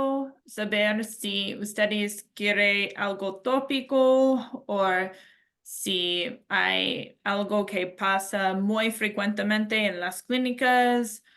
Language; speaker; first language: Spanish; non-native, learner; English